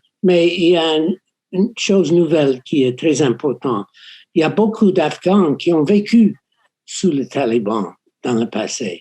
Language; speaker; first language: French; non-native, fluent; English